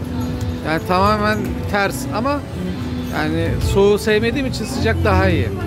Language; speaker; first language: Turkish; native; Turkish